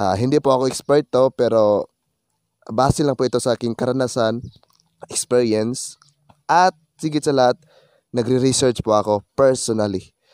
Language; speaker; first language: Filipino; non-native, local second language; Cebuano